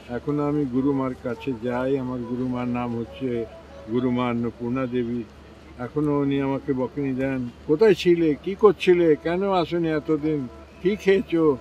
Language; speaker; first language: Bangla; non-native, fluent; Hindi